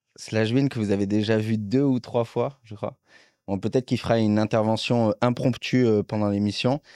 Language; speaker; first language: French; native; French